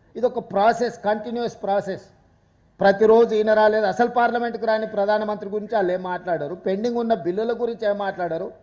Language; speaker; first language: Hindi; non-native, local second language; Telugu